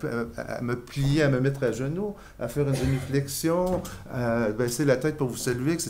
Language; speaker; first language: French; non-native, fluent; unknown